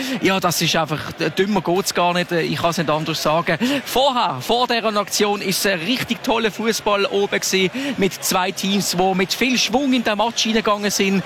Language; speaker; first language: German; native; German